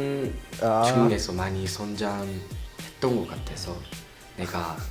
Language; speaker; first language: Korean; non-native, learner; Japanese